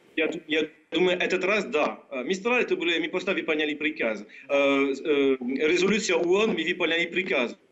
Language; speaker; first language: Russian; non-native, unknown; French